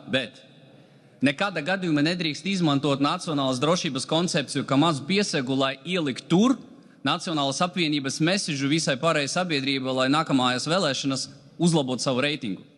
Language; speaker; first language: Latvian; non-native, local second language; Russian